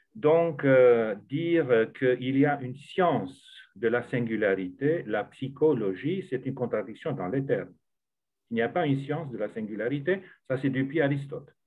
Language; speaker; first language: French; non-native, fluent; Romanian